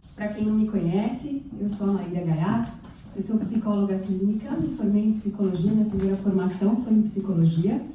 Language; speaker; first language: Portuguese; native; Portuguese